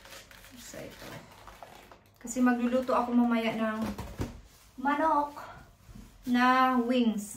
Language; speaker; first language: Filipino; native; Filipino